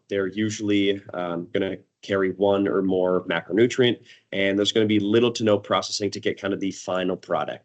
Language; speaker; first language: English; native; English